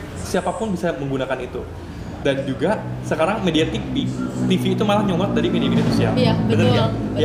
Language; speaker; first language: Indonesian; native; Indonesian